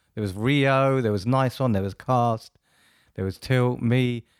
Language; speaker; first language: English; native; English